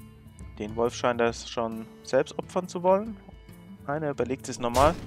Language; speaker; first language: German; native; German